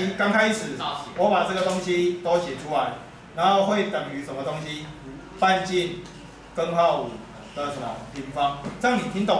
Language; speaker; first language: Chinese; native; Chinese